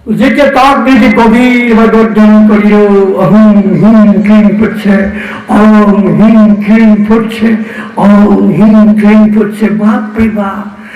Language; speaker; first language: Assamese; non-native, local second language; Bodo